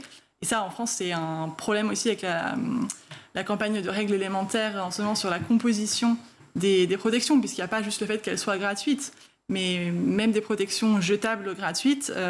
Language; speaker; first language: French; native; French